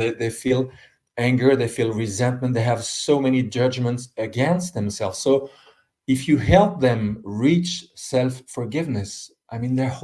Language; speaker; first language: English; non-native, fluent; French